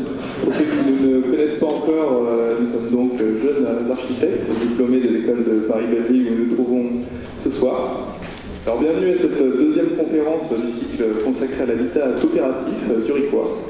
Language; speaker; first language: French; native; French